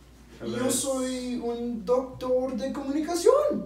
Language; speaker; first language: Spanish; non-native, learner; English